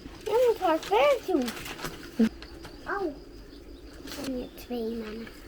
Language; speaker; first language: Dutch; early bilingual, heritage; Dutch